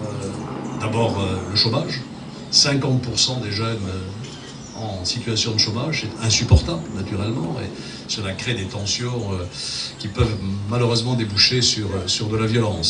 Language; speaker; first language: French; native; French